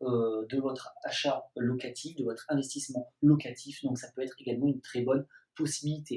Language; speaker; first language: French; native; French